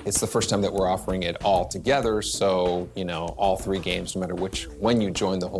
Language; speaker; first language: English; native; English